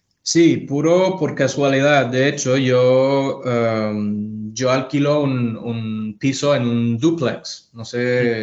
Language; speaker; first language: Spanish; non-native, fluent; English